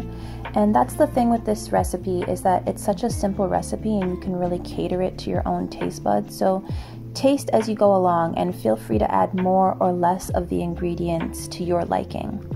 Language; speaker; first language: English; native; English